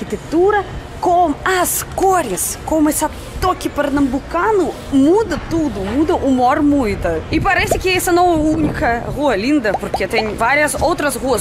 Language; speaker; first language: Portuguese; non-native, fluent; Russian